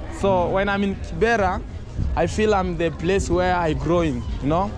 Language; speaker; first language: English; non-native, learner; Swahili